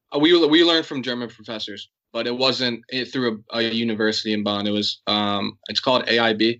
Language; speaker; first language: English; native; English